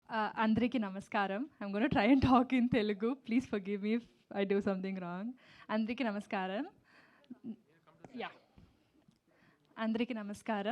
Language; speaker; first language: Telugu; non-native, learner; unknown